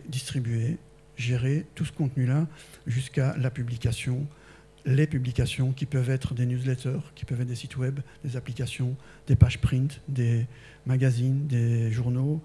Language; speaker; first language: French; native; French